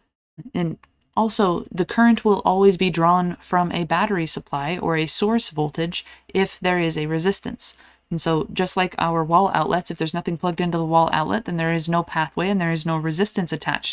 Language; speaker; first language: English; native; English